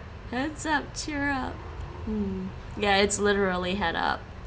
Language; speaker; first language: English; native; English